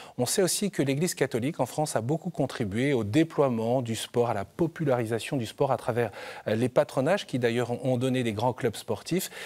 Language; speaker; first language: French; native; French